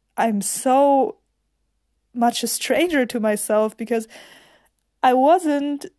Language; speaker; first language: English; non-native, fluent; German